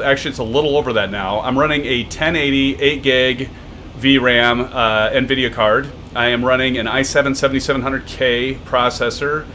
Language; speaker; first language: English; native; English